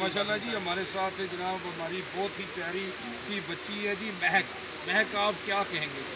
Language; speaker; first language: Urdu; native; Urdu